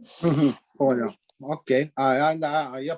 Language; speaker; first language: Russian; non-native, learner; Japanese